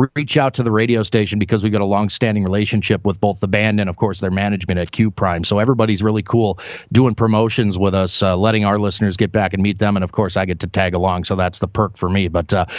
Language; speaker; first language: English; native; English